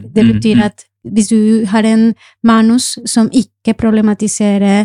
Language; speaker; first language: Norwegian; non-native, fluent; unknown